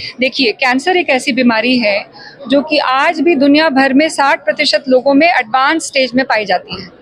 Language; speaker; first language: Hindi; native; Hindi